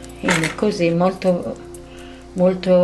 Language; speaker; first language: Italian; non-native, learner; Arabic